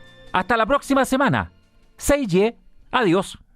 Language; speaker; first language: Spanish; native; Spanish